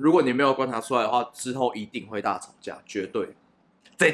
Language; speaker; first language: Chinese; native; Chinese